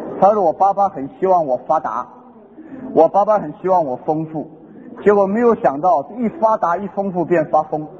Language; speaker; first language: Chinese; non-native, local second language; Hakka Chinese